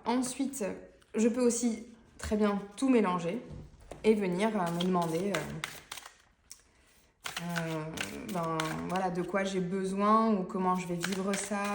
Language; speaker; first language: French; native; French